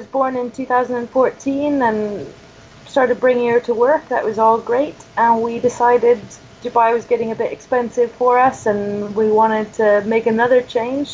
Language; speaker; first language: English; native; English